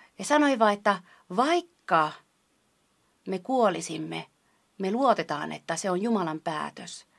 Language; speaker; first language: Finnish; non-native, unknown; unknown